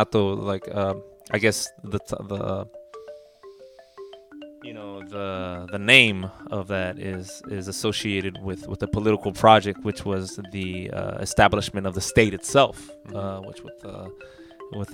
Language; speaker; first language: English; native; English